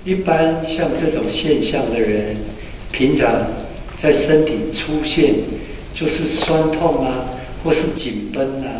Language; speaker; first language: Chinese; native; Chinese